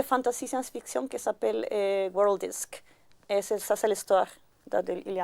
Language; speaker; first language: French; non-native, learner; Spanish